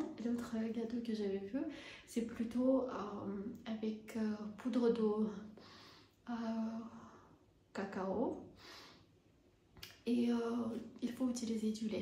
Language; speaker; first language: French; non-native, fluent; Armenian